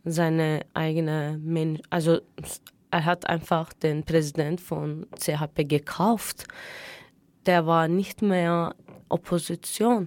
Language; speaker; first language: German; non-native, fluent; Turkish